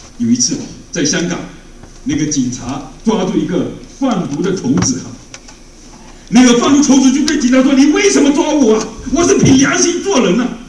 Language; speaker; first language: Chinese; native; Chinese